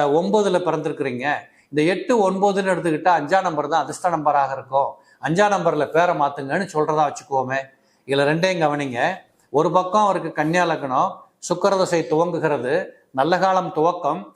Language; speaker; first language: Tamil; native; Tamil